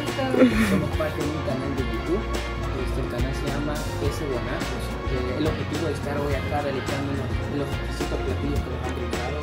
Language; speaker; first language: Spanish; native; Spanish